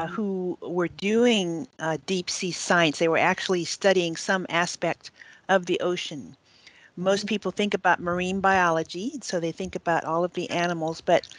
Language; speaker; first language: English; native; English